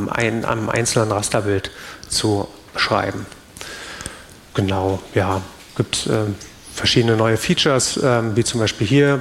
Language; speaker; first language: German; native; German